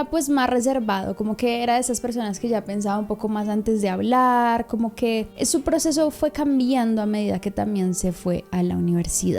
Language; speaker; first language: Spanish; native; Spanish